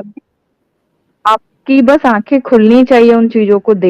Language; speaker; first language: Hindi; native; Hindi